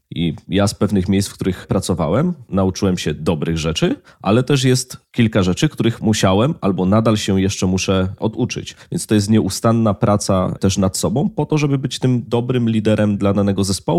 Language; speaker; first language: Polish; native; Polish